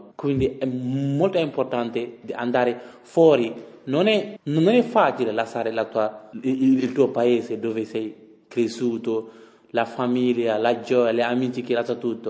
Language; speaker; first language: Italian; non-native, learner; French